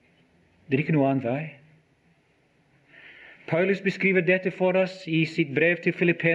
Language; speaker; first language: Norwegian; non-native, fluent; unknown